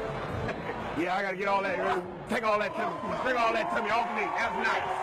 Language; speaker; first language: English; native; English